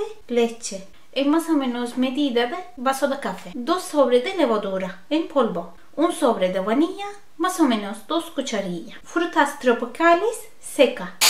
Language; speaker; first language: Spanish; non-native, learner; Turkish